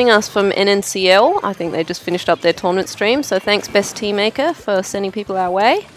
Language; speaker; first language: English; native; English